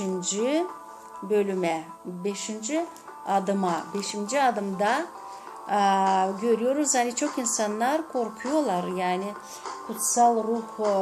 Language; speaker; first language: Turkish; non-native, fluent; Gagauz